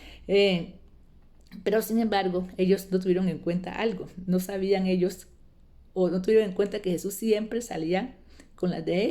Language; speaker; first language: Spanish; native; Spanish